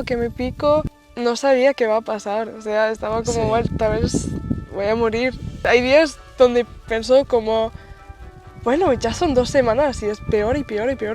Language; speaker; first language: Spanish; non-native, fluent; German